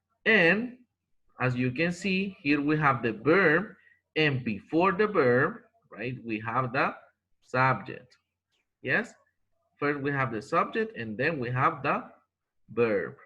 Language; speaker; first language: English; non-native, fluent; Spanish